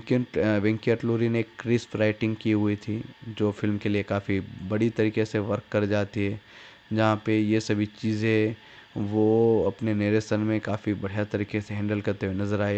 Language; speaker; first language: Hindi; native; Hindi